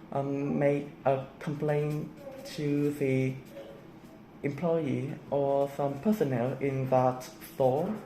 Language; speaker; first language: English; non-native, learner; Vietnamese